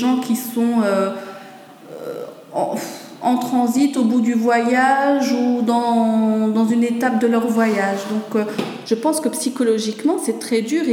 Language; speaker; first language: French; native; French